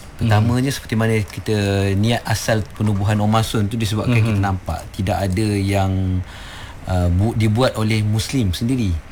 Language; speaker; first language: Malay; native; Malay